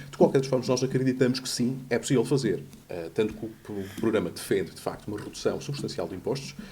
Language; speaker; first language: Portuguese; native; Portuguese